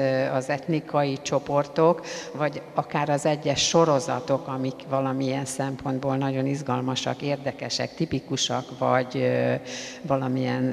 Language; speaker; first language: Hungarian; native; Hungarian